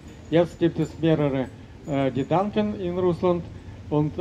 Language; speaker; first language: German; non-native, learner; Russian